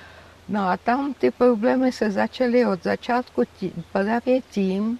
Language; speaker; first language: Czech; non-native, fluent; Georgian